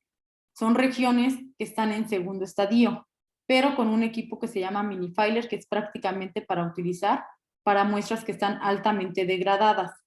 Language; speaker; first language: Spanish; native; Spanish